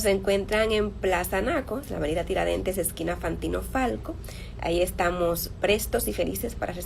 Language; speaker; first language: Spanish; native; Spanish